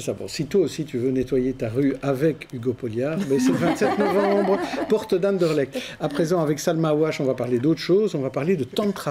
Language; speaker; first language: French; native; French